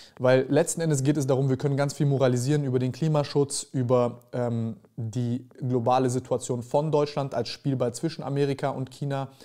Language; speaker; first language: German; early bilingual, other home language; Serbian